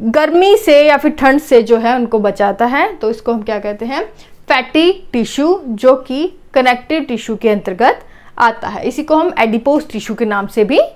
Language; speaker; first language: Hindi; native; Hindi